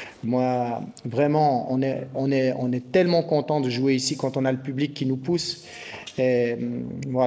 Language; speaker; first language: French; native; French